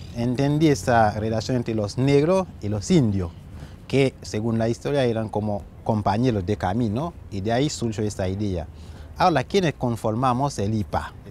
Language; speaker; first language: Spanish; non-native, fluent; Haitian Creole